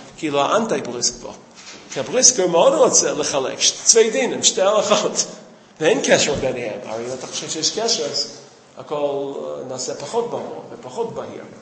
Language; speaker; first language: Hebrew; non-native, fluent; English